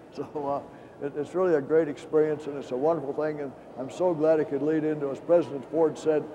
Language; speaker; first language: English; native; English